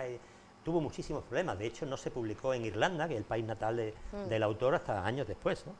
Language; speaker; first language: Spanish; native; Spanish